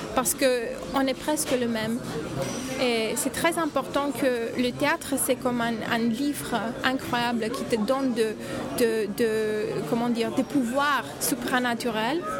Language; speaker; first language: French; non-native, fluent; Romanian